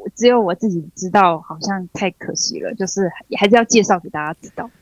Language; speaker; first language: Chinese; native; Chinese